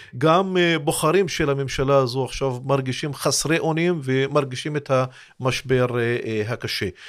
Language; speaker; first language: Hebrew; non-native, local second language; Arabic